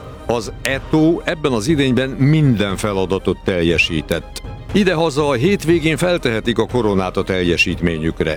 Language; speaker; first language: Hungarian; native; Hungarian